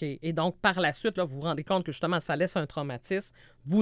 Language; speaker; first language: French; native; French